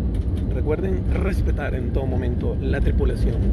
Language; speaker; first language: Spanish; native; Spanish